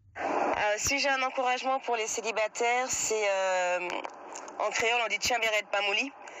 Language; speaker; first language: French; native; French